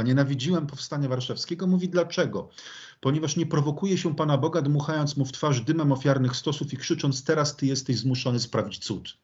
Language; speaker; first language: Polish; native; Polish